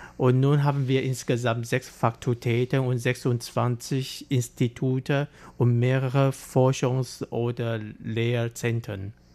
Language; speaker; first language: German; non-native, fluent; Chinese